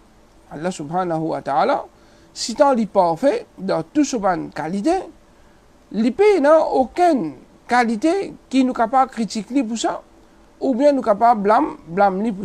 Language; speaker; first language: French; non-native, local second language; Morisyen